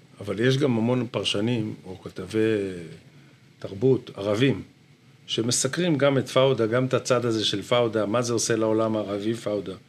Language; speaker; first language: Hebrew; native; Hebrew